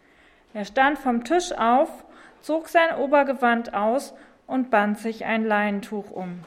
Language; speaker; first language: German; native; German